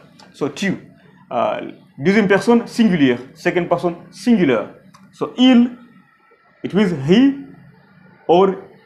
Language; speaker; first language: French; non-native, fluent; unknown